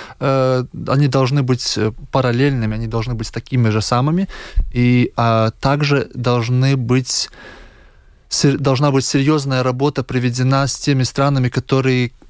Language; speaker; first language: Russian; non-native, local second language; Latvian